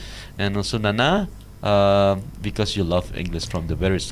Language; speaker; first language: English; non-native, learner; Indonesian